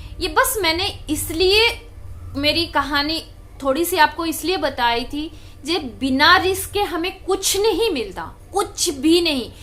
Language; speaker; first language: Hindi; non-native, local second language; Bangla